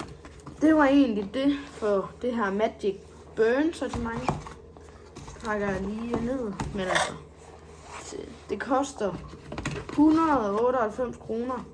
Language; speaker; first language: Danish; native; Danish